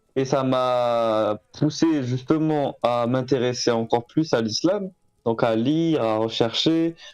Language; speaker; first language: French; non-native, local second language; Arabic